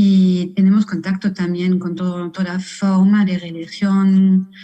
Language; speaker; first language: Spanish; non-native, fluent; German